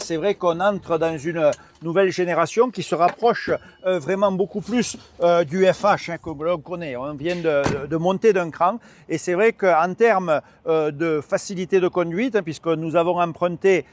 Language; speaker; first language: French; native; French